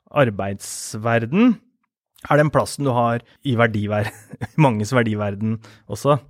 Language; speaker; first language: Norwegian; native; Norwegian